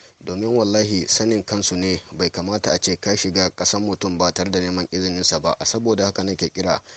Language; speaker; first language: Hausa; native; Hausa